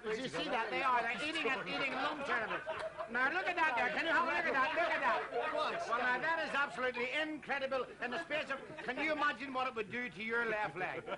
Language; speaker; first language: English; native; English